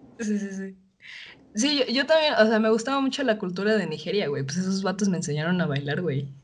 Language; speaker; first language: Spanish; native; Spanish